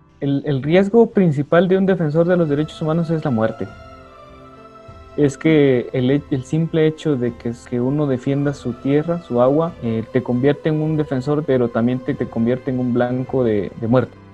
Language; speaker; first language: Spanish; native; Spanish